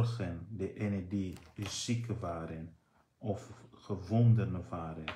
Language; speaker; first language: Dutch; non-native, fluent; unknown